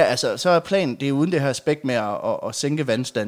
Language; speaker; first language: Danish; native; Danish